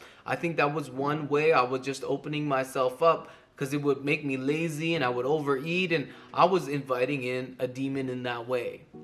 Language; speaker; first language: English; native; English